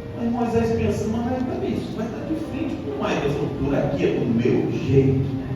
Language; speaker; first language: Portuguese; native; Portuguese